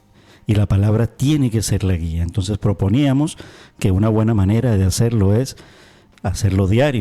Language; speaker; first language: Spanish; native; Spanish